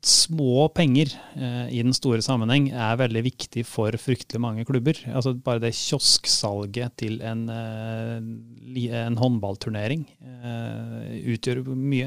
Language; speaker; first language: Norwegian; native; Norwegian